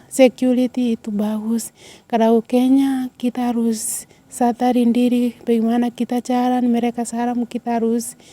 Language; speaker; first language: Indonesian; non-native, learner; Swahili